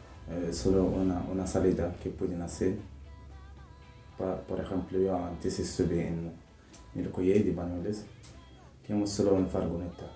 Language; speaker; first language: Spanish; non-native, learner; Arabic